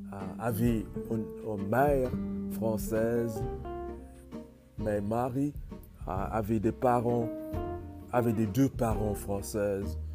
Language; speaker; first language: French; non-native, learner; English